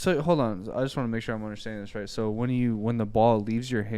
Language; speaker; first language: English; native; English